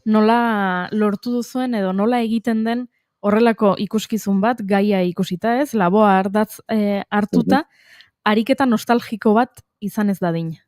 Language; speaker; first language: Basque; native; Basque